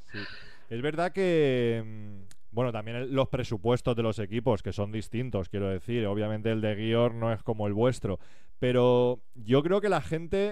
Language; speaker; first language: Spanish; native; Spanish